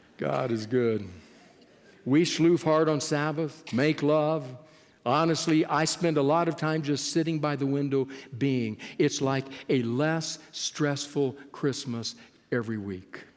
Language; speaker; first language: English; native; English